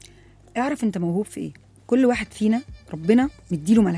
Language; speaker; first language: Arabic; native; Arabic